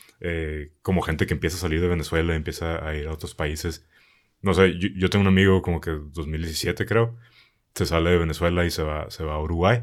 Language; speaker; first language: Spanish; native; Spanish